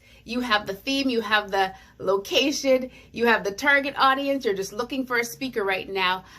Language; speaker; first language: English; native; English